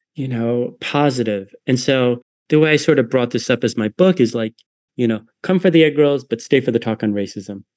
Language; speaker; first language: English; native; English